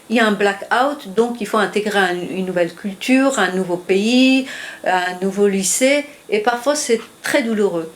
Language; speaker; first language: French; non-native, fluent; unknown